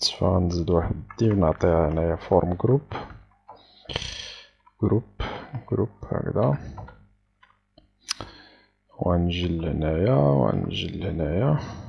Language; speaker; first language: Arabic; native; Arabic